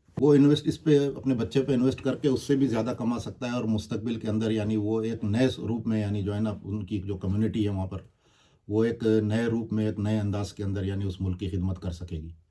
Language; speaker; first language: Urdu; non-native, local second language; Baluchi